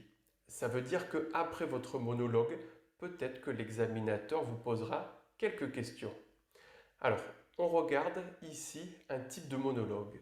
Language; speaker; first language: French; native; French